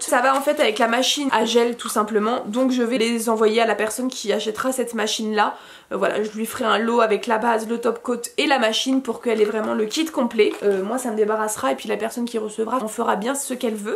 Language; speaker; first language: French; native; French